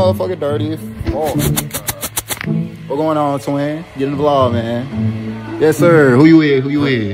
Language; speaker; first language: English; native; English